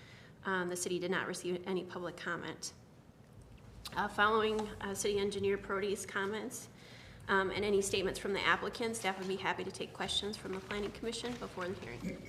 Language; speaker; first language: English; native; English